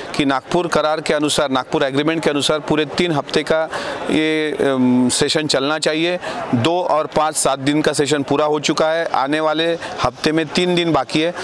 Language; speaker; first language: Hindi; non-native, local second language; Marathi